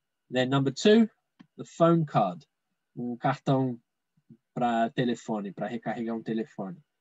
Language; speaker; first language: Portuguese; non-native, fluent; English